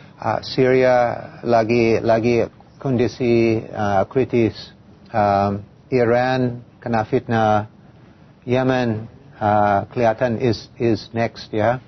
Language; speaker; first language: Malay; non-native, fluent; English